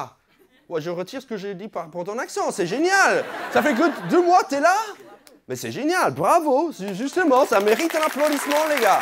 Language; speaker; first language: French; non-native, fluent; English